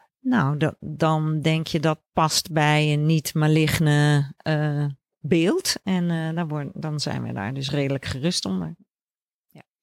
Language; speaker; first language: Dutch; native; Dutch